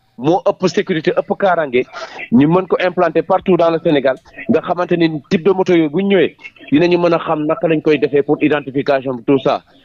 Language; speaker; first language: Wolof; non-native, local second language; Jola-Fonyi